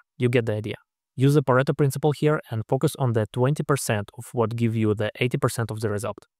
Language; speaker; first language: English; non-native, fluent; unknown